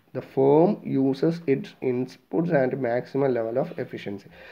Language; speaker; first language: English; non-native, local second language; Malayalam